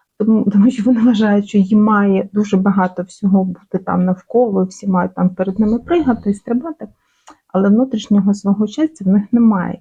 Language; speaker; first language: Ukrainian; non-native, local second language; Russian